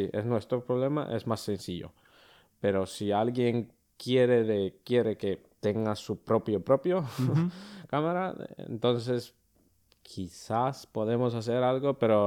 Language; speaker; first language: Spanish; early bilingual, other home language; Finnish